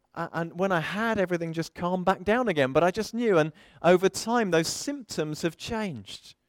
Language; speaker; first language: English; native; English